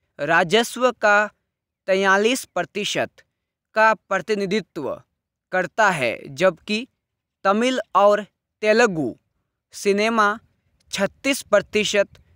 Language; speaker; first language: Hindi; native; Hindi